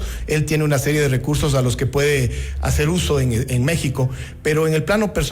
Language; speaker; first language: Spanish; native; Spanish